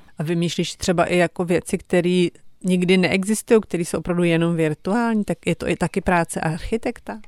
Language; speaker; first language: Czech; native; Czech